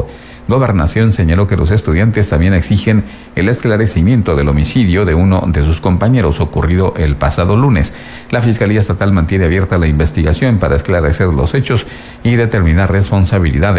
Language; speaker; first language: Spanish; native; Spanish